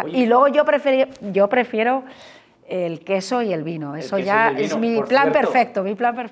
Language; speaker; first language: Spanish; native; Spanish